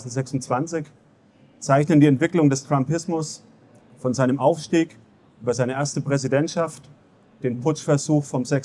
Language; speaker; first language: German; native; German